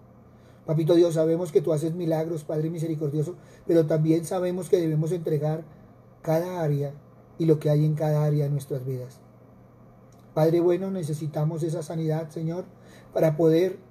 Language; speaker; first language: Spanish; native; Spanish